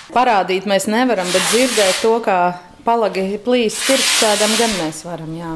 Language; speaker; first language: Latvian; native; Latvian